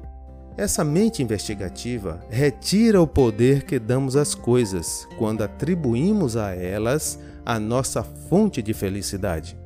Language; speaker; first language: Portuguese; native; Portuguese